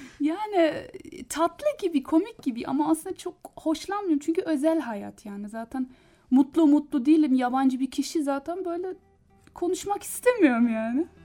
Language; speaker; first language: Turkish; non-native, learner; German